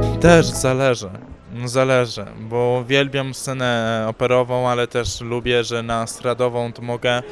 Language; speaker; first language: Polish; early bilingual, heritage; English